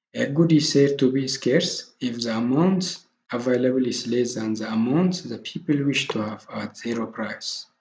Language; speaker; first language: English; non-native, local second language; Amharic